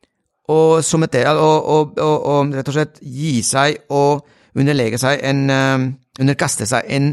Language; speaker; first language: Norwegian; non-native, fluent; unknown